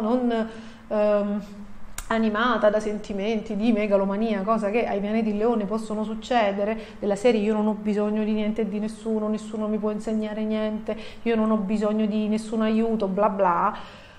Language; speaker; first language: Italian; native; Italian